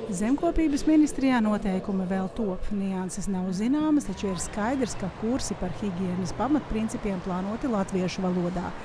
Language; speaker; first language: Latvian; native; Latvian